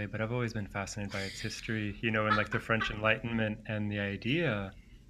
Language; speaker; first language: English; non-native, fluent; Greek